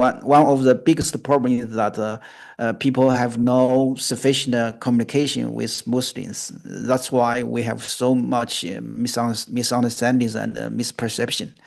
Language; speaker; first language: English; non-native, fluent; Chinese